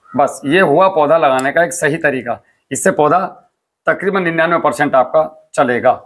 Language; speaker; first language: Hindi; native; Hindi